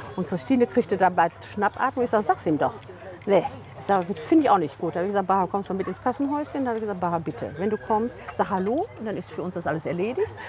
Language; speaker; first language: German; native; German